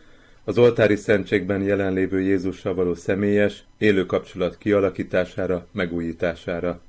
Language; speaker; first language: Hungarian; native; Hungarian